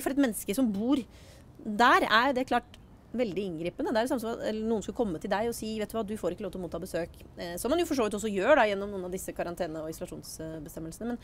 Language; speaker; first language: Norwegian; native; Norwegian